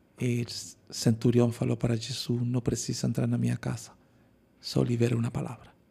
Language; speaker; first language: Portuguese; non-native, fluent; Spanish